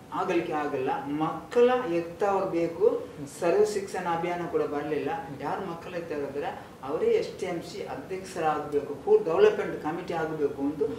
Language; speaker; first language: Kannada; non-native, local second language; Malayalam